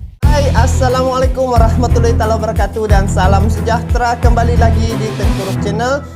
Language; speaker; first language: Malay; native; Malay